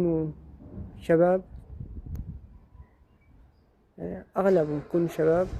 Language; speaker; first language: Arabic; native; Arabic